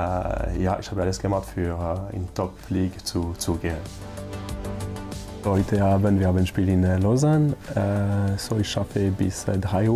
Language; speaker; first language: German; non-native, local second language; French